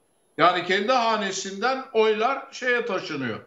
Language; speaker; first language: Turkish; native; Turkish